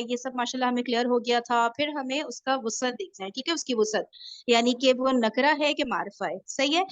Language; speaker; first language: Urdu; native; Urdu